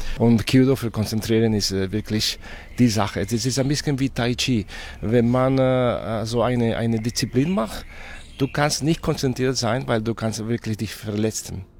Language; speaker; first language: German; non-native, fluent; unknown